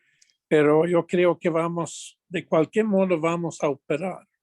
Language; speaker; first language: Spanish; non-native, fluent; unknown